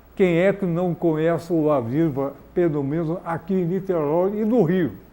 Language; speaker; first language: Portuguese; native; Portuguese